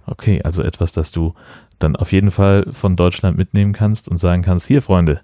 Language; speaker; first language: German; native; German